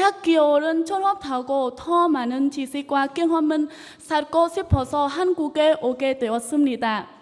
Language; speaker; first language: Korean; non-native, learner; Vietnamese